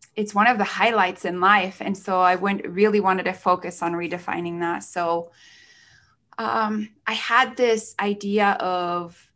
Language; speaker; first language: English; early bilingual, other home language; Spanish